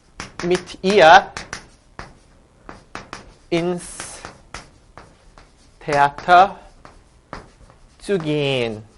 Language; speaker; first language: German; non-native, fluent; Korean